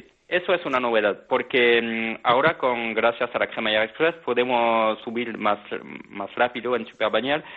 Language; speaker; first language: Spanish; non-native, fluent; French